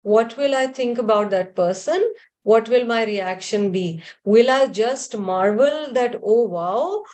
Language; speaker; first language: English; non-native, local second language; Urdu